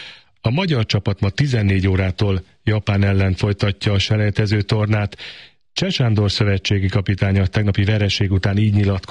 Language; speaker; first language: Hungarian; native; Hungarian